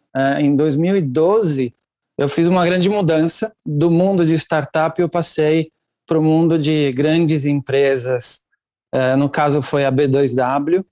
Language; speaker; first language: Portuguese; non-native, fluent; Italian